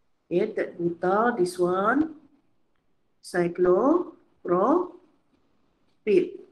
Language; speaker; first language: English; non-native, local second language; Malay